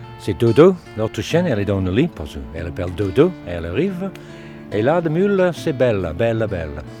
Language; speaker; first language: French; non-native, learner; Dutch